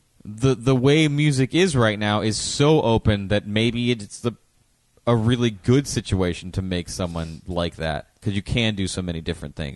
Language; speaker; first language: English; native; English